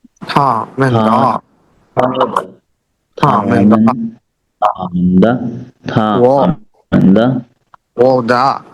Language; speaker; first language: Chinese; non-native, learner; Bangla